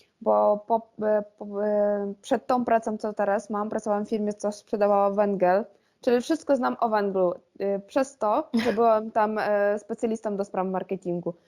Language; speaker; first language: Polish; non-native, fluent; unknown